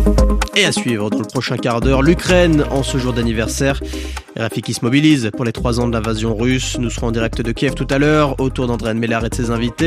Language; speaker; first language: French; native; French